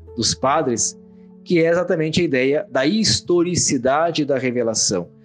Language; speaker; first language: Portuguese; native; Portuguese